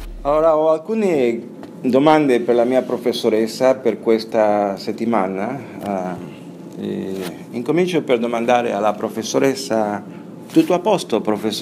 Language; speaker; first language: Italian; non-native, learner; Spanish